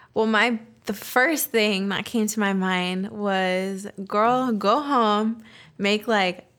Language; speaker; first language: English; early bilingual, other home language; Spanish